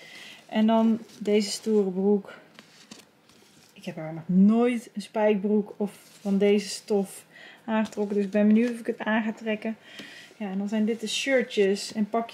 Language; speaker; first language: Dutch; native; Dutch